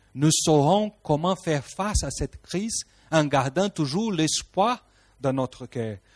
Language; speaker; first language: French; non-native, fluent; Portuguese